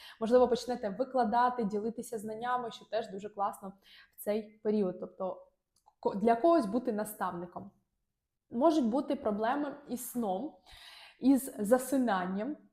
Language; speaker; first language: Ukrainian; non-native, local second language; Russian